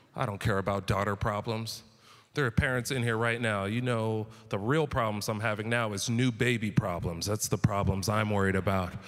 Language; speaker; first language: English; native; English